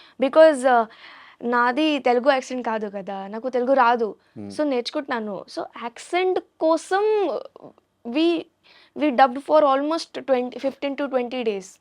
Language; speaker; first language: Telugu; non-native, learner; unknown